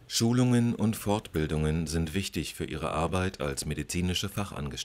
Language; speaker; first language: German; non-native, fluent; Russian